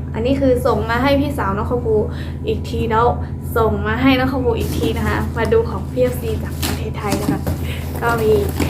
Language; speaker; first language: Thai; non-native, local second language; Khün